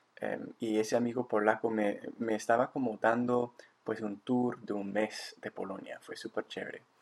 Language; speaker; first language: Spanish; non-native, fluent; English